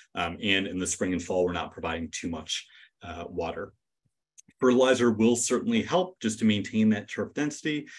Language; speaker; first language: English; native; English